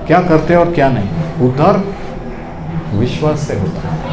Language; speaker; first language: Hindi; non-native, local second language; Marathi